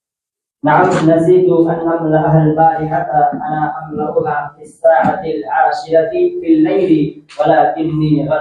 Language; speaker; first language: Arabic; non-native, learner; Urdu